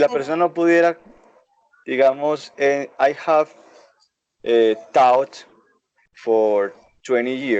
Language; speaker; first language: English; non-native, learner; Spanish